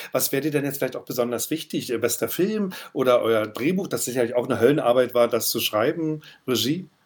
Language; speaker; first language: German; native; German